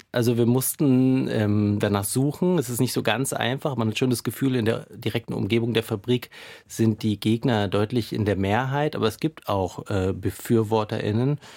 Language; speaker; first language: German; native; German